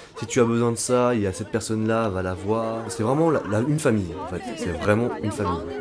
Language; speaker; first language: French; early bilingual, other home language; Korean